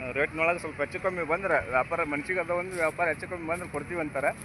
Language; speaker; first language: Kannada; native; Kannada